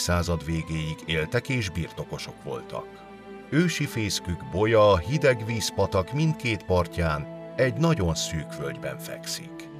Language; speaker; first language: Hungarian; native; Hungarian